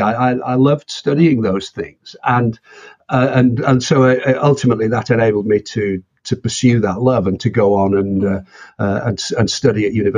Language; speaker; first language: English; native; English